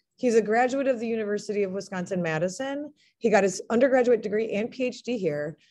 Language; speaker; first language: English; native; English